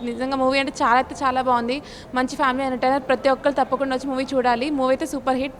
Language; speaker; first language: Telugu; native; Telugu